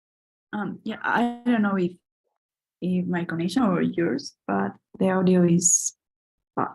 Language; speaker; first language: English; non-native, learner; Spanish